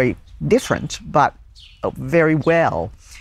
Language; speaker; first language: English; native; English